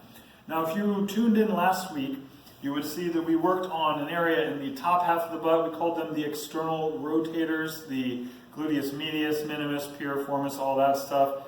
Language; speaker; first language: English; native; English